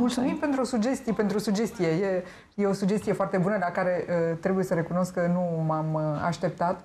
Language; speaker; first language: Romanian; native; Romanian